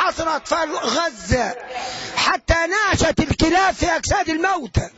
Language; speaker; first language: Arabic; native; Arabic